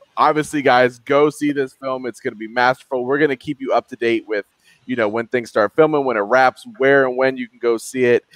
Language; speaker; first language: English; native; English